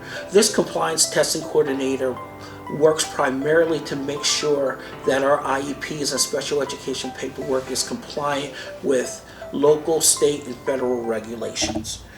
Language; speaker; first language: English; native; English